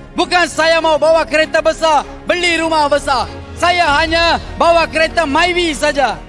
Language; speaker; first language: Malay; non-native, local second language; Tamil